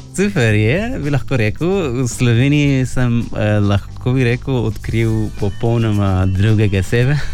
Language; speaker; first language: Slovenian; non-native, fluent; Arabic